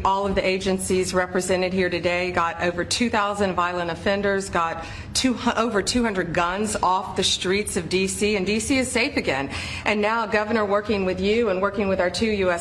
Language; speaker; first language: English; native; English